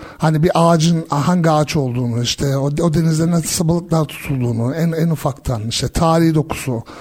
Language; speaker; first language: Turkish; early bilingual, heritage; Turkish